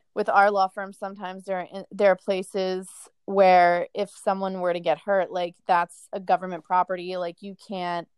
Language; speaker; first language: English; native; English